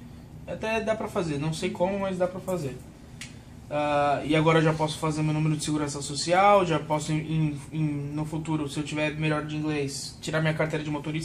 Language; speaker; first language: Portuguese; native; Portuguese